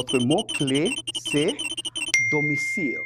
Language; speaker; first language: French; non-native, fluent; Spanish